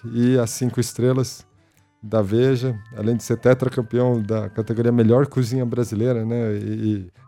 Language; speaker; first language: Portuguese; native; Portuguese